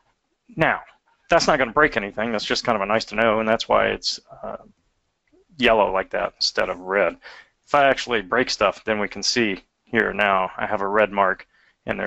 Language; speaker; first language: English; native; English